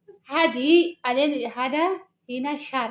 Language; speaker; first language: Arabic; non-native, learner; Oromo